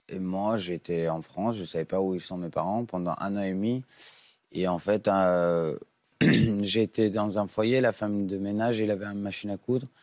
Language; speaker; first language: French; non-native, fluent; Persian